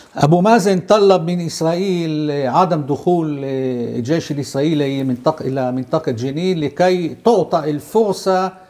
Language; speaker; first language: Arabic; non-native, local second language; Hebrew